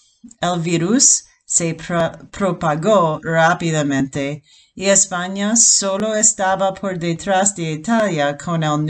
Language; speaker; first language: Spanish; non-native, fluent; English